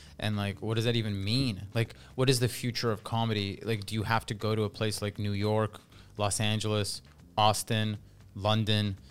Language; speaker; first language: English; early bilingual, other home language; Russian